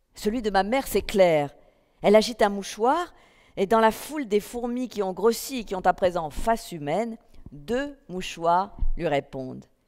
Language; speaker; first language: French; native; French